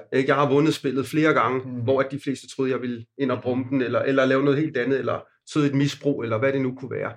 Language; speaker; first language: Danish; non-native, fluent; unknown